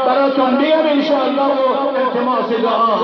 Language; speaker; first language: Persian; native; Persian